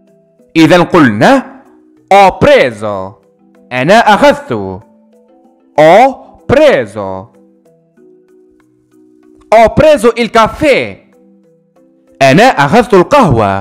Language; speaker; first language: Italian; non-native, fluent; Arabic